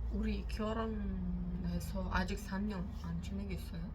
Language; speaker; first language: Korean; non-native, learner; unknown